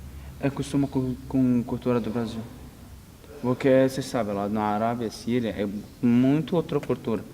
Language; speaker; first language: Portuguese; non-native, learner; Arabic